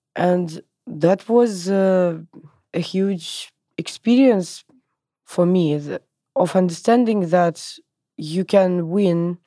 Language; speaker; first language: English; non-native, learner; Russian